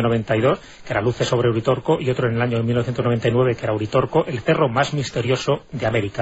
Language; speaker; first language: Spanish; native; Spanish